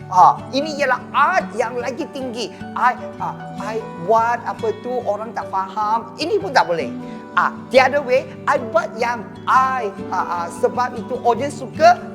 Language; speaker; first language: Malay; non-native, local second language; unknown